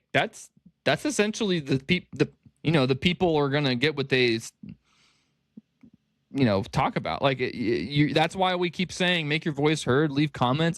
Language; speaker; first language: English; native; English